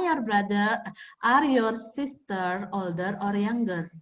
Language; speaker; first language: English; non-native, fluent; Indonesian